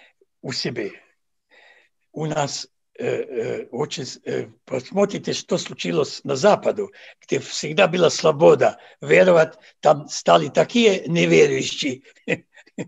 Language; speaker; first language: Russian; non-native, fluent; Serbian